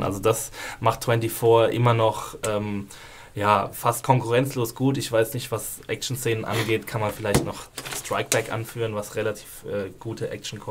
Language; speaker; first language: German; native; German